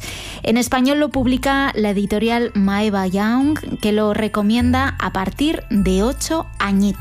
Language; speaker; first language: Spanish; native; Spanish